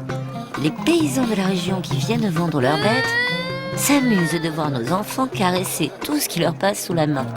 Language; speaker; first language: French; native; French